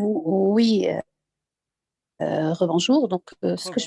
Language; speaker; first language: French; non-native, local second language; Arabic